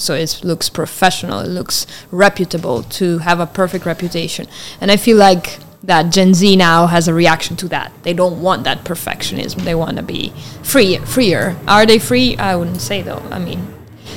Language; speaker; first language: English; non-native, fluent; Italian